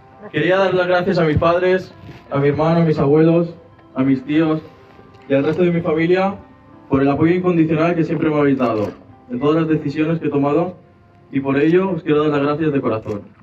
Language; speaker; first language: Spanish; native; Spanish